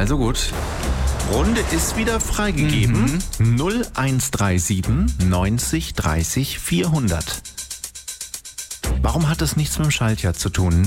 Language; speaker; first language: German; native; German